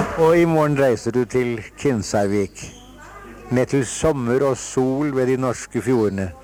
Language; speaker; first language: Norwegian; native; Norwegian